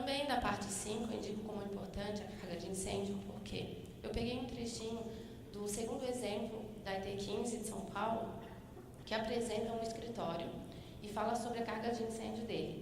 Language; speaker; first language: Portuguese; native; Portuguese